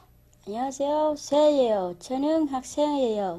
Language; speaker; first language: Korean; non-native, learner; Vietnamese